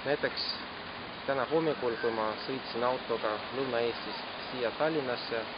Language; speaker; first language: Estonian; non-native, local second language; Russian